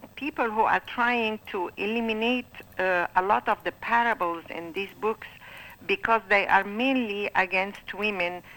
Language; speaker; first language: English; non-native, fluent; Arabic